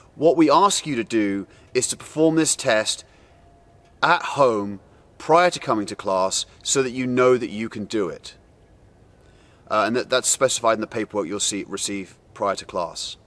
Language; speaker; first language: English; native; English